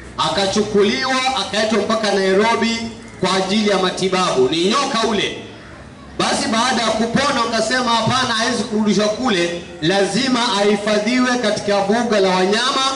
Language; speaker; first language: Swahili; native; Swahili